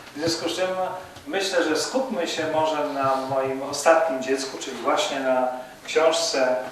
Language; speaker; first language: Polish; native; Polish